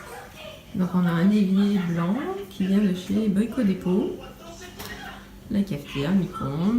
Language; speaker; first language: French; native; French